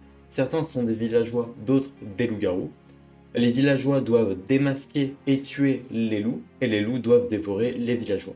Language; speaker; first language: French; native; French